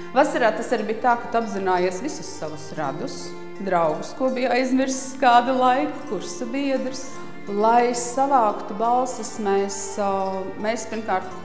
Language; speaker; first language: Latvian; native; Latvian